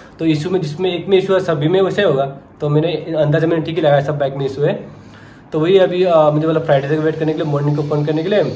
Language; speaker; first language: Hindi; non-native, local second language; Nepali